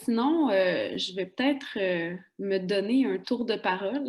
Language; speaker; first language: French; native; French